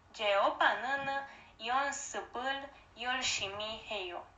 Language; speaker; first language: Korean; non-native, learner; Romanian